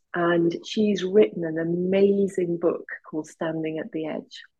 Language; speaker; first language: English; native; English